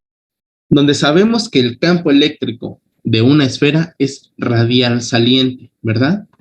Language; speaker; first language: Spanish; native; Spanish